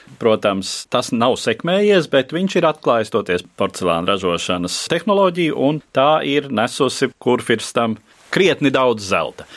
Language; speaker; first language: Latvian; native; Latvian